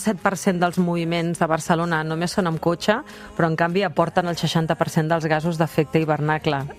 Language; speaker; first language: Catalan; native; Catalan